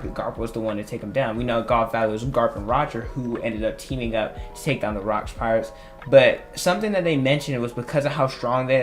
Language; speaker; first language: English; native; English